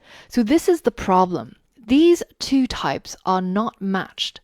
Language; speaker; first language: English; native; English